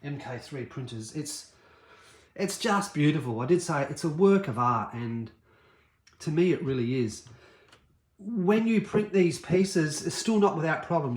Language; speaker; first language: English; native; English